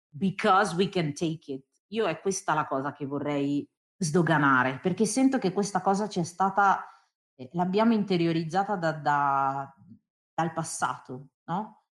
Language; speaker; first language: Italian; early bilingual, other home language; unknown